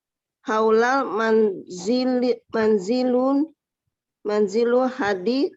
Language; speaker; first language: Arabic; non-native, learner; Indonesian